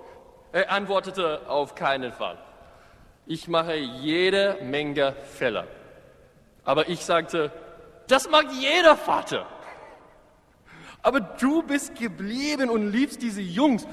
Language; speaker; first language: German; non-native, fluent; English